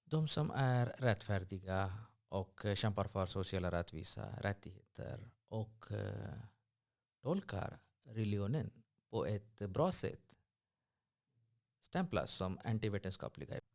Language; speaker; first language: Swedish; non-native, fluent; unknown